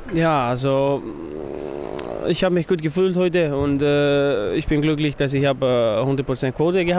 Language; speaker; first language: German; non-native, fluent; Icelandic